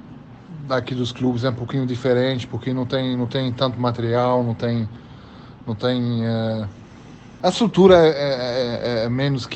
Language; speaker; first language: Portuguese; early bilingual, heritage; German